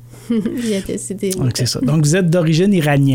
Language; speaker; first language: French; native; French